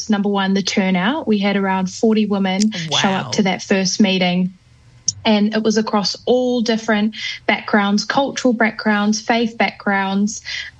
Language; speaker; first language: English; native; English